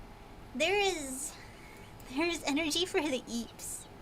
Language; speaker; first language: English; native; English